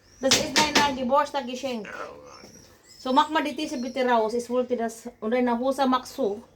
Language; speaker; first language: German; non-native, learner; Filipino